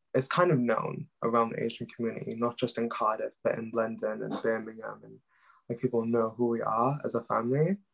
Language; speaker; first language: English; non-native, local second language; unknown